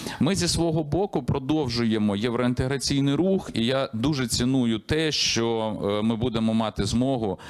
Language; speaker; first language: Ukrainian; native; Ukrainian